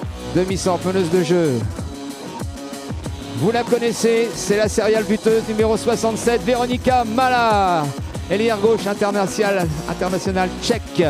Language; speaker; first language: French; native; French